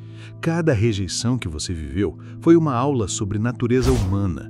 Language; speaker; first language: Portuguese; native; Portuguese